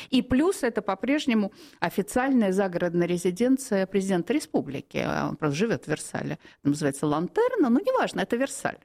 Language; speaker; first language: Russian; native; Russian